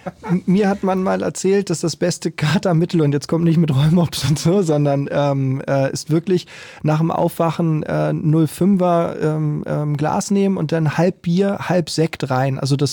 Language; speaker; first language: German; native; German